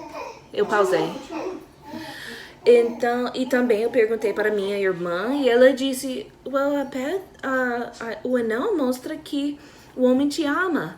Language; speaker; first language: Portuguese; non-native, fluent; English